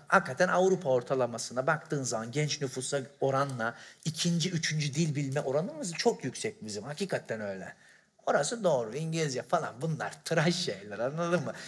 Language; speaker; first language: Turkish; native; Turkish